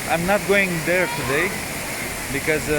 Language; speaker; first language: English; non-native, learner; Romanian